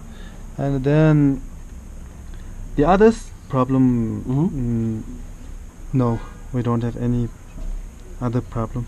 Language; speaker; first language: English; non-native, learner; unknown